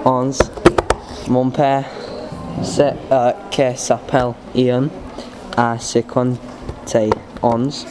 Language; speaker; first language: French; non-native, learner; English